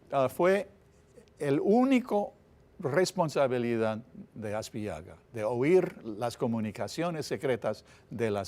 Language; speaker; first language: Spanish; non-native, fluent; English